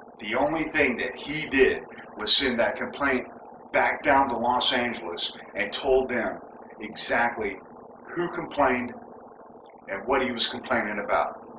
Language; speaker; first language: English; native; English